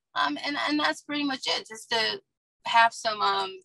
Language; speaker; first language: English; native; English